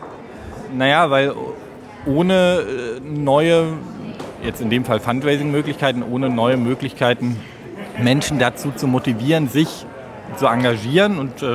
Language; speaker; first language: German; native; German